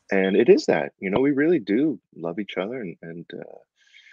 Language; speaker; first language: English; native; English